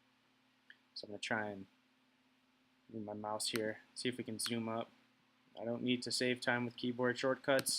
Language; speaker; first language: English; native; English